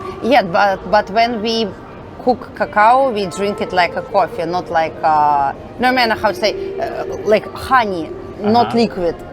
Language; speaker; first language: English; non-native, learner; Russian